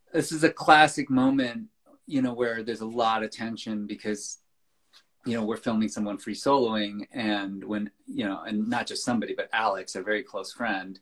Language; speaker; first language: English; native; English